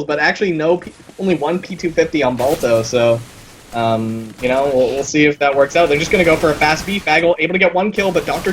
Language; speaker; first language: English; native; English